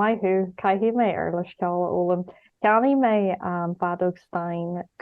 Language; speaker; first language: Irish; non-native, local second language; English